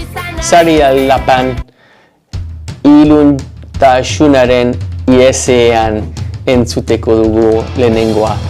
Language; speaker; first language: Basque; non-native, learner; English